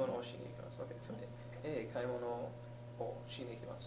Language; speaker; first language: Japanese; non-native, learner; English